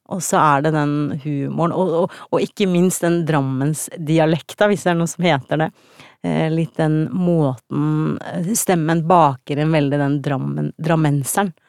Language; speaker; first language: Norwegian; early bilingual, other home language; Turkish